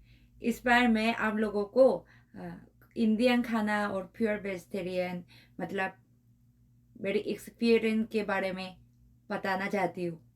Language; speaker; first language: Hindi; non-native, learner; Korean